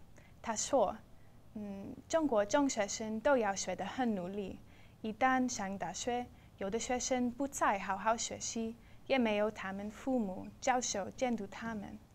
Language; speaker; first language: Chinese; non-native, learner; English